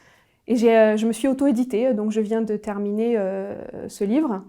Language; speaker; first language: French; native; French